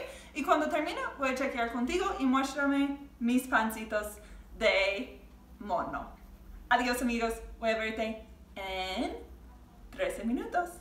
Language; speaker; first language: Spanish; non-native, learner; English